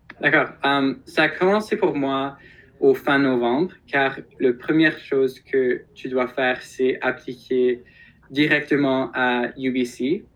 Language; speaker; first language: French; non-native, local second language; English